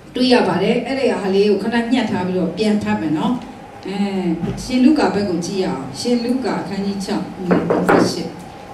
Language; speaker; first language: Burmese; non-native, local second language; Kachin